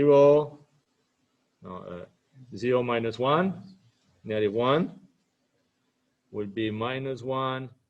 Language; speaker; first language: English; non-native, fluent; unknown